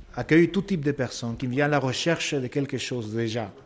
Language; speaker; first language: French; non-native, fluent; Spanish